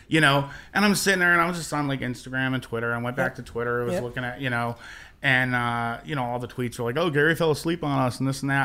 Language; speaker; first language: English; native; English